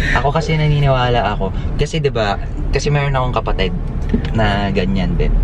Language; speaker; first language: Filipino; native; Filipino